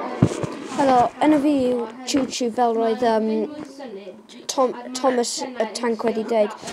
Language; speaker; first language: Welsh; native; Welsh